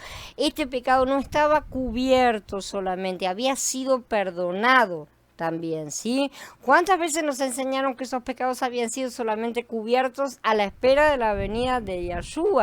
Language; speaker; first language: Spanish; native; Spanish